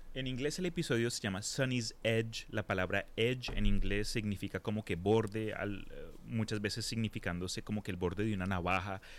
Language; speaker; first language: Spanish; early bilingual, heritage; Spanish